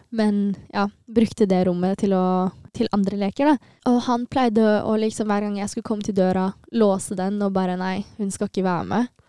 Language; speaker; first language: Norwegian; early bilingual, other home language; Tigrinya